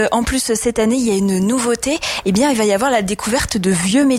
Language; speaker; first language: French; native; French